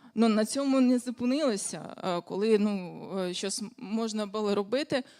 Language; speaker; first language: Ukrainian; non-native, fluent; Russian